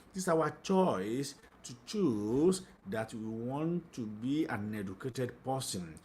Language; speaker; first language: English; non-native, local second language; Yoruba